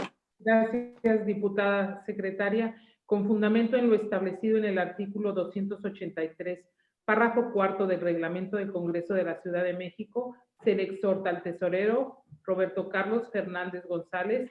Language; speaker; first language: Spanish; native; Spanish